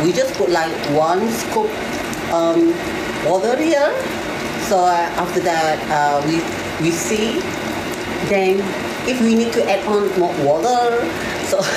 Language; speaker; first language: English; non-native, learner; Malay